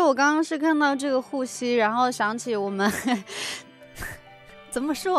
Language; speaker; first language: Chinese; native; Chinese